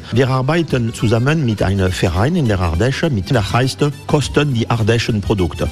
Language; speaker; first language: German; non-native, fluent; French